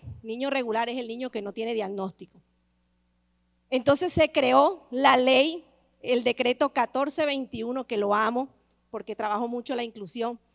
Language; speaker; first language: Spanish; native; Spanish